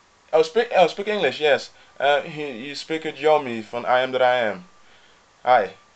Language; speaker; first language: English; non-native, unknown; Dutch